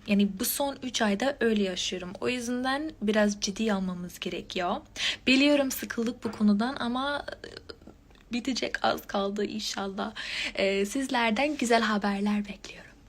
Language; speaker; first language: Turkish; non-native, fluent; English